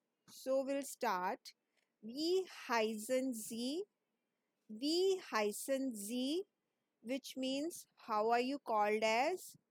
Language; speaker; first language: English; non-native, local second language; Hindi